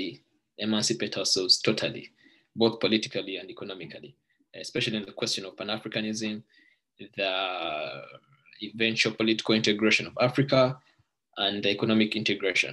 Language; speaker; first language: English; non-native, local second language; Ganda